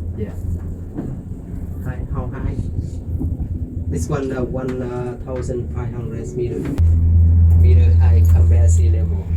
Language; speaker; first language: English; non-native, learner; Vietnamese